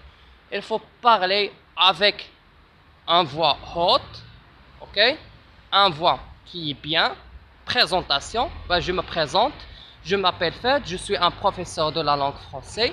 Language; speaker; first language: French; non-native, local second language; Arabic